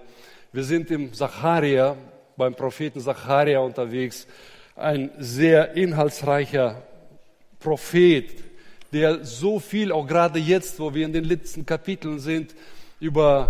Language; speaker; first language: German; native; German